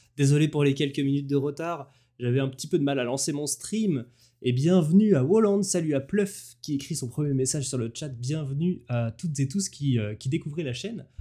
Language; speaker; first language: French; native; French